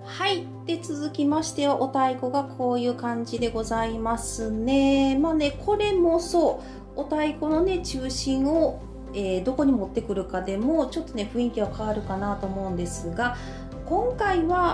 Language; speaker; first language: Japanese; native; Japanese